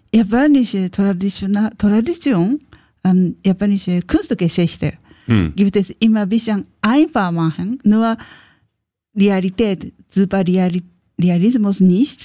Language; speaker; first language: German; non-native, learner; Japanese